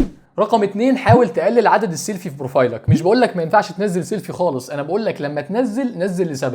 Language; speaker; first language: Arabic; native; Arabic